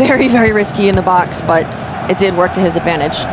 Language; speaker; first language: English; native; English